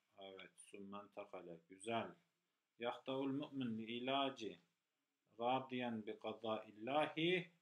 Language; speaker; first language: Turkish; native; Turkish